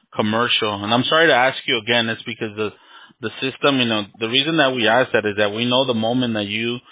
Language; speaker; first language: English; early bilingual, other home language; Spanish